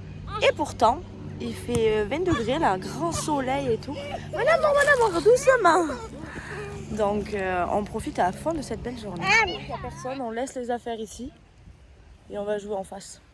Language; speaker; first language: French; native; French